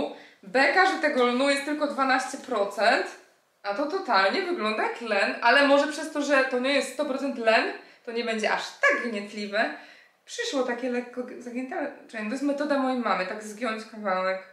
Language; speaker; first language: Polish; native; Polish